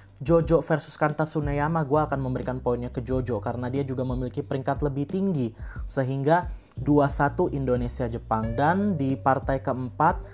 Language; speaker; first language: Indonesian; native; Indonesian